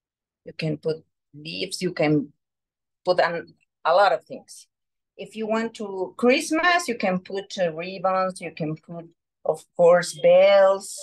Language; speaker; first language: English; non-native, learner; Spanish